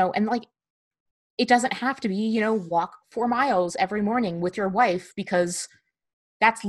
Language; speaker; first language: English; native; English